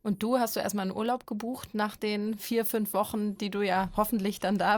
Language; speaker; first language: German; native; German